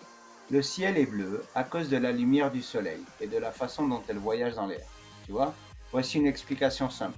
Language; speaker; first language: French; native; French